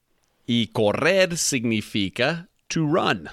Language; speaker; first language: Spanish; non-native, fluent; English